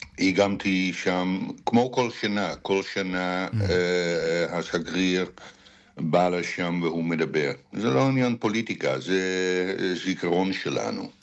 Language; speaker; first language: Hebrew; non-native, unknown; Dutch